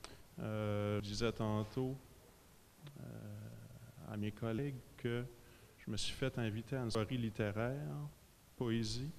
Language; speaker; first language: French; native; French